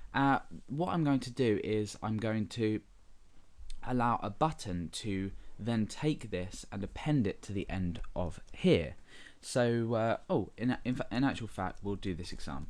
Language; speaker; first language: English; native; English